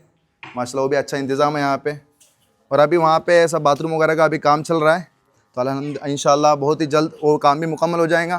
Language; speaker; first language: Hindi; native; Hindi